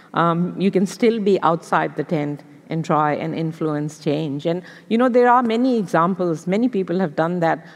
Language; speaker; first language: English; non-native, local second language; Urdu